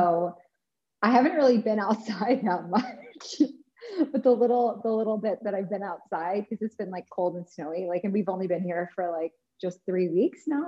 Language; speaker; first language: English; native; English